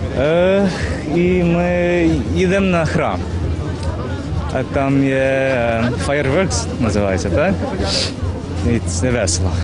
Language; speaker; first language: Ukrainian; non-native, learner; Chinese